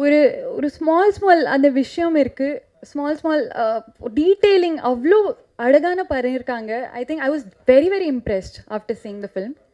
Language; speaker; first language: Tamil; non-native, fluent; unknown